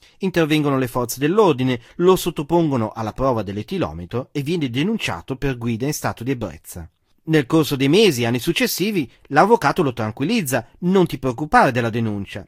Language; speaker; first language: Italian; native; Italian